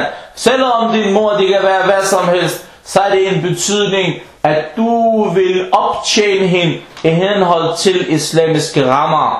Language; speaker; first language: Danish; early bilingual, other home language; Arabic